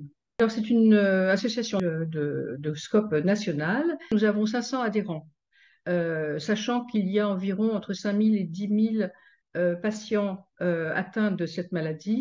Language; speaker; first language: French; native; French